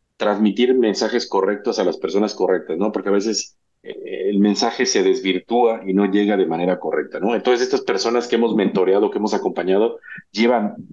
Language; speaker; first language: Spanish; native; Spanish